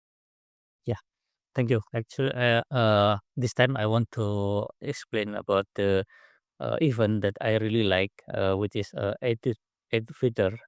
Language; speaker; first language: English; non-native, learner; Indonesian